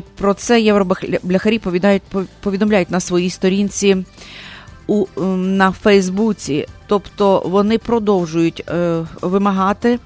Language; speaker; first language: Ukrainian; native; Ukrainian